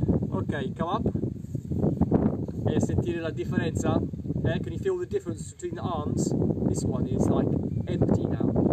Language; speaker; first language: English; native; English